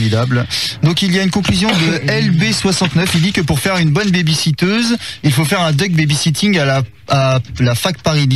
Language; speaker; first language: French; native; French